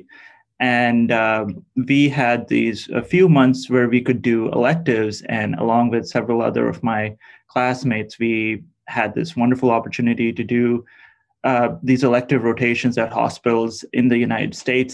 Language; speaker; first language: English; non-native, local second language; Urdu